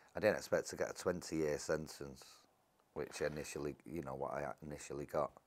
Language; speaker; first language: English; native; English